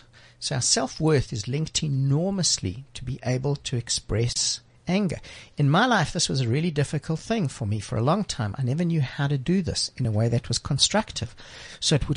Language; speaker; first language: English; native; English